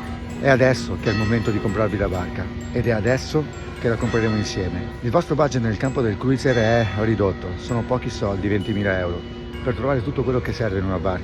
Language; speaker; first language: Italian; native; Italian